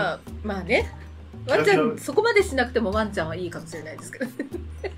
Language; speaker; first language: Japanese; native; Japanese